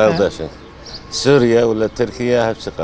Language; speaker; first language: Turkish; non-native, learner; Arabic